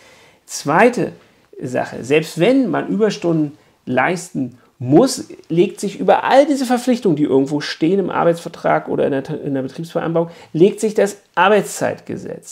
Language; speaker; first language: German; native; German